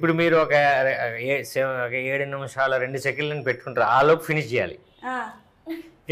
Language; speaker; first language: Telugu; native; Telugu